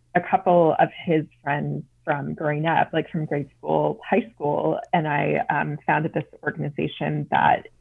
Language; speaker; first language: English; native; English